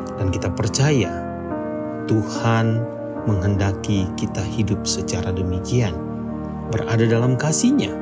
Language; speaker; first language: Indonesian; native; Indonesian